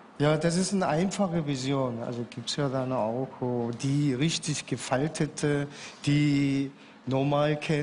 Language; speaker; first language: German; non-native, learner; Korean